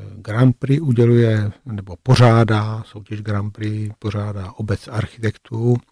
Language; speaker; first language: Czech; native; Czech